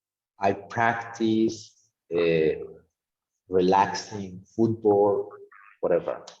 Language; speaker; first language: English; non-native, fluent; Spanish